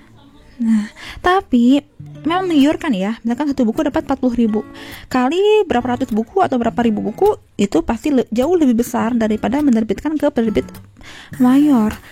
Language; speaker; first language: Indonesian; native; Indonesian